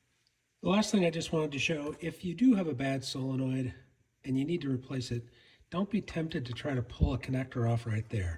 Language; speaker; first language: English; native; English